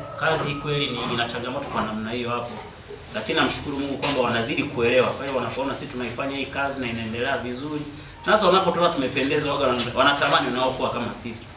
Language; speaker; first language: Swahili; native; Swahili